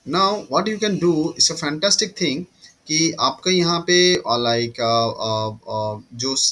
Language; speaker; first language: Hindi; non-native, local second language; Bangla